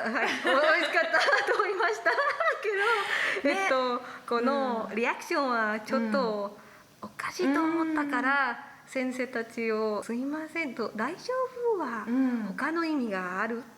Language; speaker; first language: Japanese; non-native, learner; Spanish